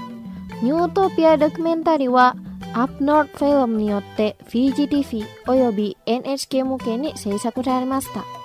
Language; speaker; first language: Japanese; non-native, fluent; Indonesian